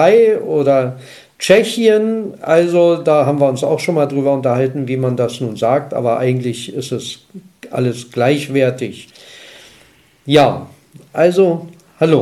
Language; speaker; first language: German; native; German